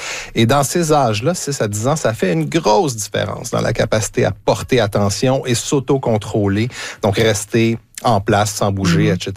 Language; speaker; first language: French; native; French